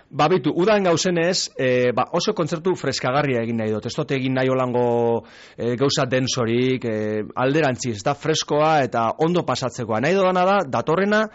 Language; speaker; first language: Basque; native; Basque